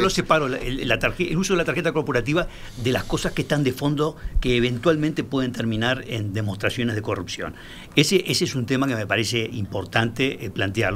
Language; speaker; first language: Spanish; native; Spanish